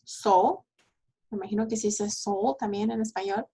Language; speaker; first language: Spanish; early bilingual, heritage; Spanish